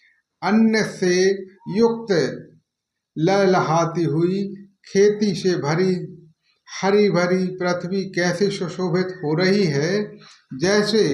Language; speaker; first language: Hindi; native; Hindi